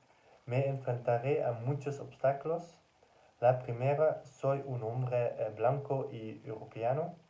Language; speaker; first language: Spanish; non-native, learner; Dutch